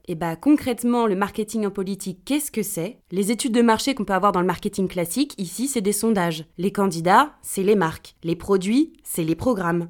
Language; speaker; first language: French; native; French